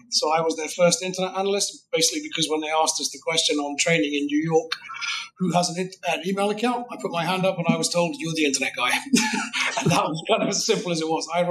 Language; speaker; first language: English; native; English